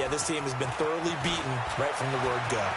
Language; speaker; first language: English; native; English